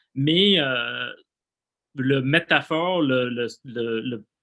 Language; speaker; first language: French; non-native, fluent; English